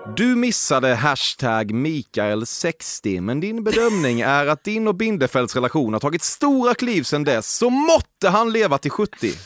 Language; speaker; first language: Swedish; native; Swedish